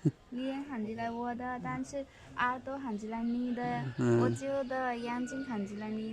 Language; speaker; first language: Chinese; non-native, learner; Nepali